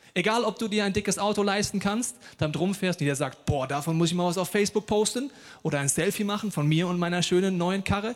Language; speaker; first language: German; native; German